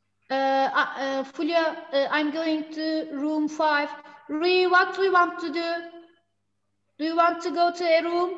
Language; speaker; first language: English; non-native, learner; Turkish